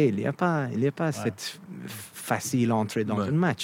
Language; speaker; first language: French; non-native, fluent; English